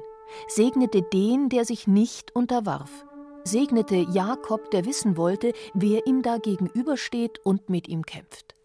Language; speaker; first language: German; native; German